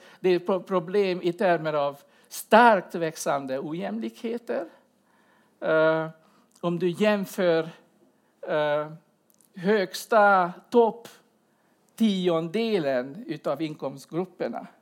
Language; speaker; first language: Swedish; non-native, fluent; Hungarian